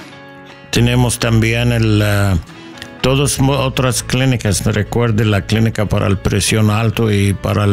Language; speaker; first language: Spanish; non-native, learner; English